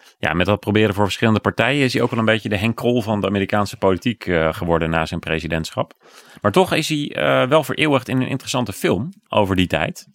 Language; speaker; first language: Dutch; native; Dutch